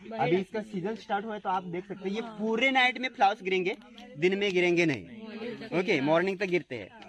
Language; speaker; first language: Hindi; non-native, local second language; Marathi